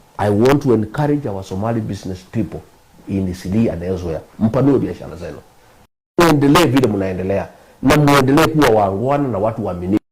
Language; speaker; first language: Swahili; non-native, local second language; Kikuyu